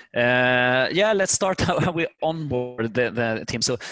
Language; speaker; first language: English; non-native, fluent; Swedish